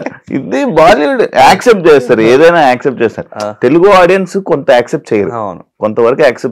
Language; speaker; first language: Telugu; native; Telugu